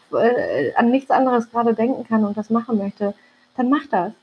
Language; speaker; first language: German; early bilingual, other home language; Turkish